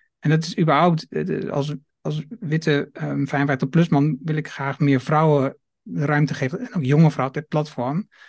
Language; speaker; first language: Dutch; native; Dutch